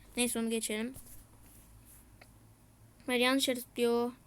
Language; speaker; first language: Turkish; native; Turkish